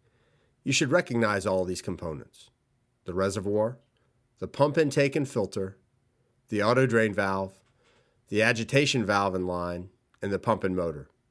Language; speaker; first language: English; native; English